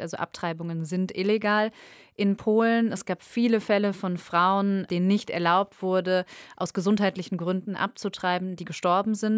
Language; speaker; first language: German; native; German